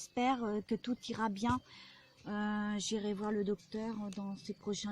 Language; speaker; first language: French; native; French